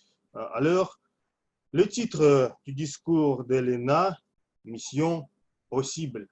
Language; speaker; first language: French; non-native, fluent; Russian